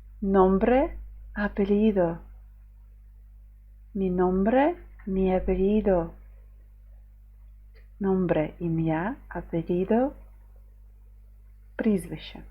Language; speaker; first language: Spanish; non-native, fluent; Ukrainian